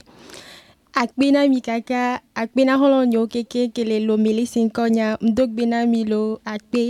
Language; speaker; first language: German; non-native, learner; Ewe